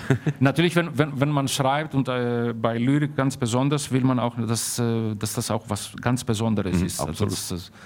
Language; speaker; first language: German; early bilingual, heritage; German